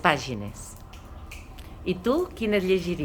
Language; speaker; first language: Catalan; native; Catalan